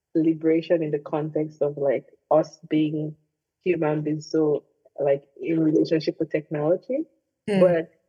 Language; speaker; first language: English; non-native, local second language; Igbo